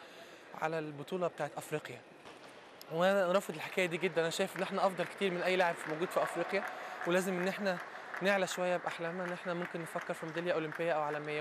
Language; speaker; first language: Arabic; native; Arabic